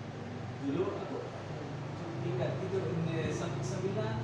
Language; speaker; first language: Indonesian; non-native, learner; Urdu